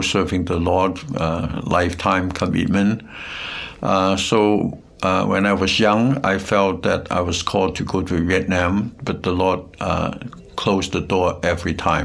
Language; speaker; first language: English; non-native, local second language; Cantonese